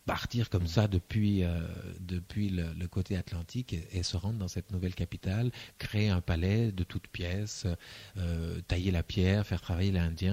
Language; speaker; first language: French; native; French